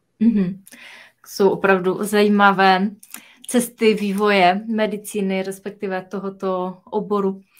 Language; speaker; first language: Czech; native; Czech